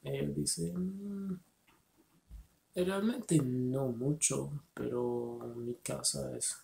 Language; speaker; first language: Spanish; non-native, learner; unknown